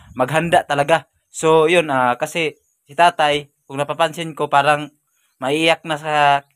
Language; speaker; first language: Filipino; non-native, local second language; Masbatenyo